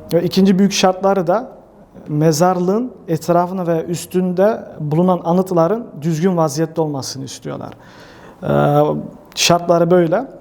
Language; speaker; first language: Turkish; early bilingual, heritage; Turkish